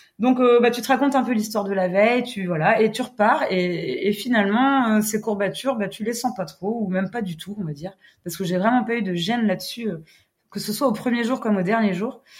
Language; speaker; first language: French; non-native, fluent; English